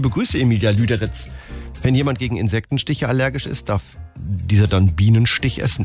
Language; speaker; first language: German; native; German